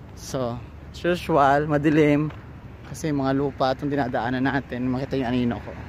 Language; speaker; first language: Filipino; native; Filipino